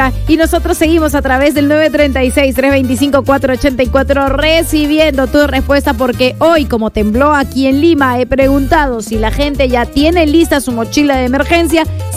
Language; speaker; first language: Spanish; native; Spanish